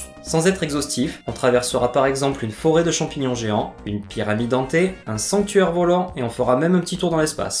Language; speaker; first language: French; native; French